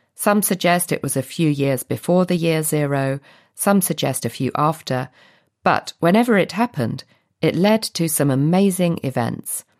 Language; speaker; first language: English; native; English